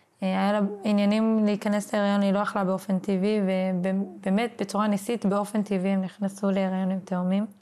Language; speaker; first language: Hebrew; early bilingual, other home language; English